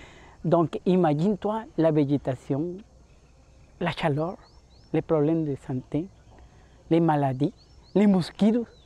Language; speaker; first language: French; non-native, fluent; Spanish